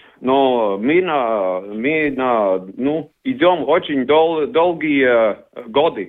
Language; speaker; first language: Russian; non-native, learner; Latvian